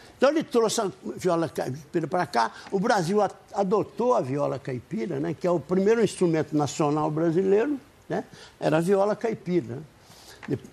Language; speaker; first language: Portuguese; native; Portuguese